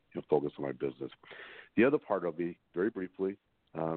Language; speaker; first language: English; native; English